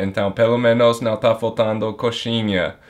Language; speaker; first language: Portuguese; non-native, fluent; English